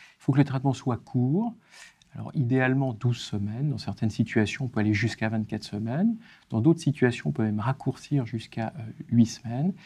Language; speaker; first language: French; native; French